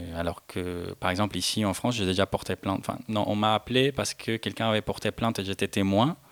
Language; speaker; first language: French; non-native, fluent; Spanish